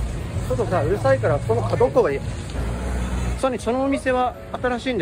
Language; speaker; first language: Japanese; native; Japanese